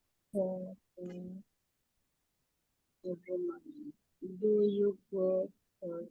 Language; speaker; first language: English; non-native, learner; Bangla